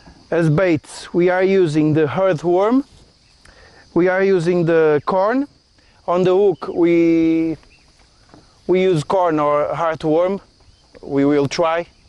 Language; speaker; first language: English; non-native, fluent; Portuguese